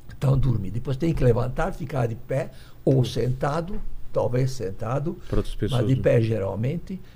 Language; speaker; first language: Portuguese; early bilingual, other home language; Hungarian